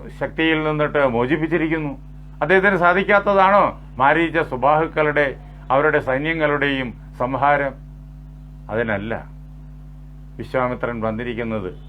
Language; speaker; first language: Malayalam; native; Malayalam